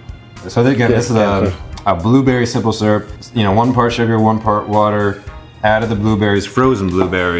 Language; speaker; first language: English; native; English